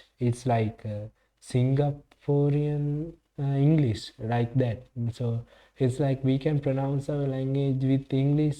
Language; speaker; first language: English; non-native, learner; Sinhala